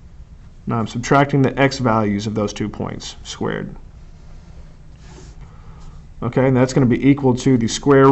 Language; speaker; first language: English; native; English